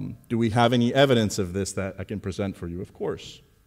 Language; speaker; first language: English; early bilingual, other home language; Greek